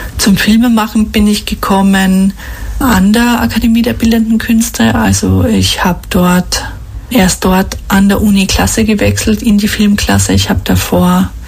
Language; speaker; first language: German; non-native, local second language; Slovenian